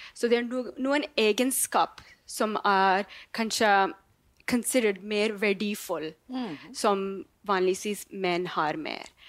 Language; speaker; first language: Norwegian; non-native, learner; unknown